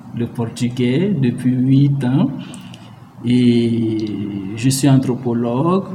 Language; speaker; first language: French; non-native, local second language; Mossi